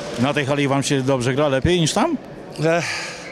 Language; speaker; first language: Polish; native; Polish